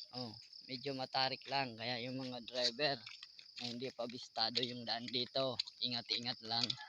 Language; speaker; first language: Filipino; non-native, local second language; Bikol